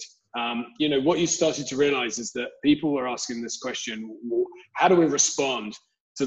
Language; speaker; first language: English; native; English